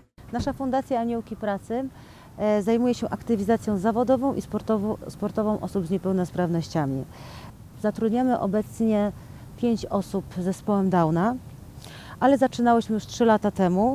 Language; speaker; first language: Polish; native; Polish